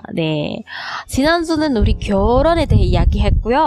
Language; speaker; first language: Korean; non-native, fluent; Indonesian